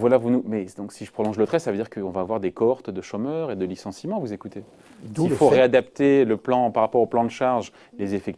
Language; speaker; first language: French; native; French